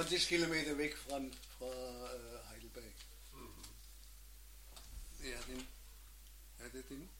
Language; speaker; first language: Norwegian; non-native, learner; German